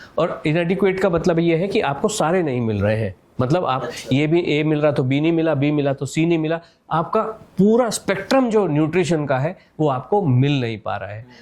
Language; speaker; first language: Hindi; native; Hindi